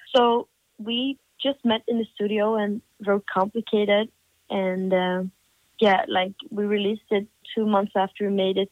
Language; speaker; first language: English; non-native, fluent; Swedish